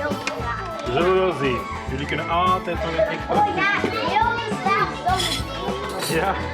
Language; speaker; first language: Dutch; native; Dutch